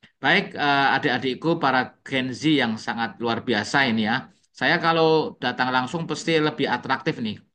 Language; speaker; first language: Indonesian; native; Indonesian